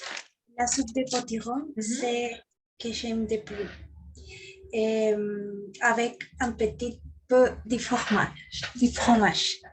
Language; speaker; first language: French; non-native, learner; Spanish